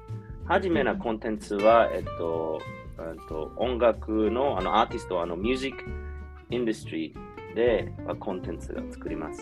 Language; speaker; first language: Japanese; non-native, learner; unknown